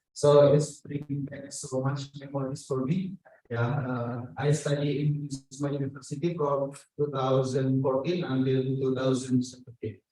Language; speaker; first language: English; non-native, learner; Indonesian